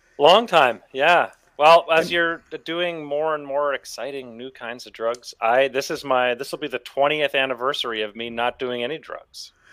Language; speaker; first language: English; native; English